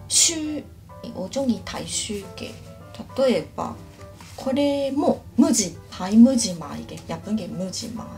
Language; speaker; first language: Cantonese; non-native, fluent; Japanese